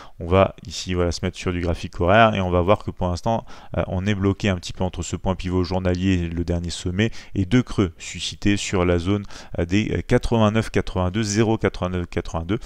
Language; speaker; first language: French; native; French